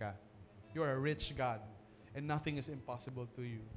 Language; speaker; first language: English; non-native, local second language; Filipino